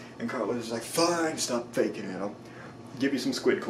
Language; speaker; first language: English; native; English